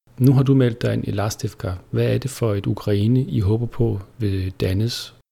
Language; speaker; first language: Danish; native; Danish